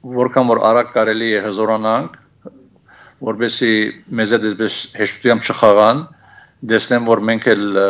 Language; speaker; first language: Armenian; early bilingual, heritage; Armenian